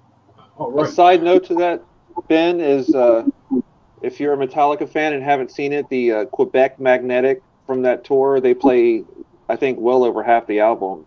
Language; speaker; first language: English; native; English